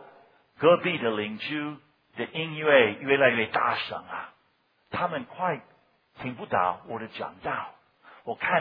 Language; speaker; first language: Chinese; non-native, fluent; English